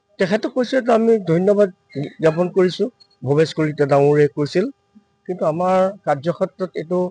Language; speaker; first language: Assamese; native; Assamese